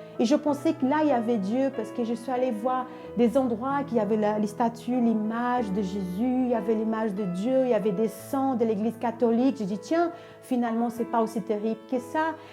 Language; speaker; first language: French; non-native, fluent; Portuguese